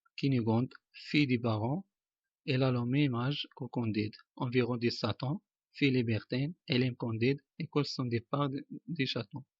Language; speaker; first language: French; non-native, local second language; Arabic